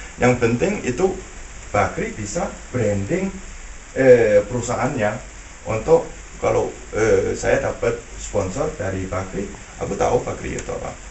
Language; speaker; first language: Indonesian; non-native, fluent; Danish